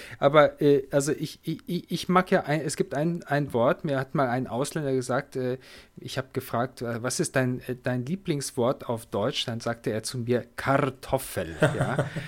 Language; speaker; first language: German; native; German